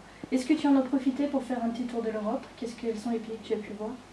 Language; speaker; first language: French; native; French